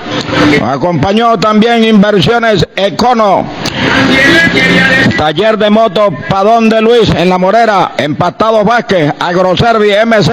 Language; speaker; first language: Spanish; native; Spanish